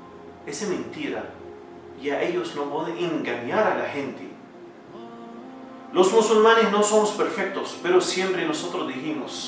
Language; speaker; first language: Spanish; non-native, fluent; Arabic